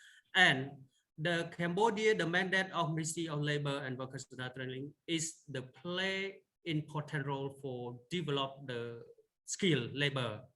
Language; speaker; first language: English; non-native, learner; Khmer